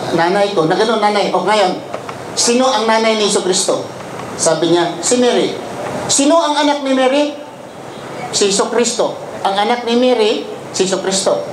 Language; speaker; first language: Filipino; non-native, local second language; Cebuano